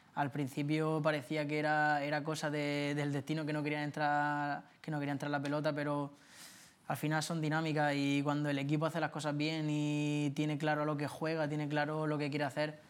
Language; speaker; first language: Spanish; native; Spanish